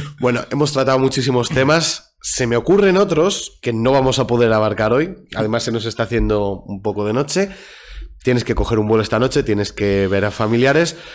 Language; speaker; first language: Spanish; native; Spanish